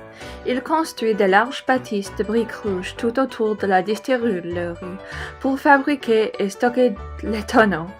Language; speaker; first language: French; non-native, local second language; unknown